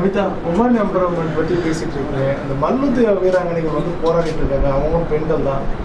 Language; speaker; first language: Tamil; native; Tamil